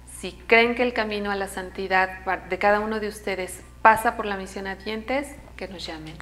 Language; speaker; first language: Spanish; native; Spanish